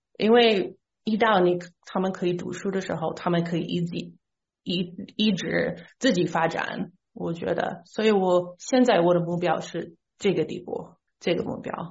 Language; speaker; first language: Chinese; non-native, fluent; English